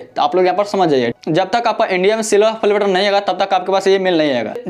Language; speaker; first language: Hindi; native; Hindi